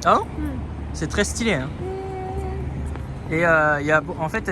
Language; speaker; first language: French; non-native, fluent; Japanese